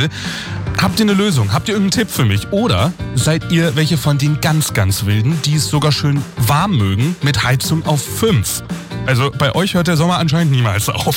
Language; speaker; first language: German; native; German